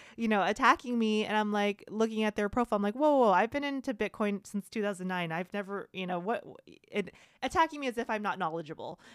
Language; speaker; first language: English; early bilingual, other home language; Vietnamese